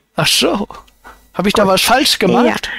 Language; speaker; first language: German; native; German